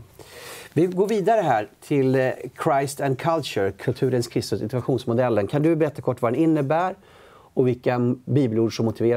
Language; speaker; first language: Swedish; native; Swedish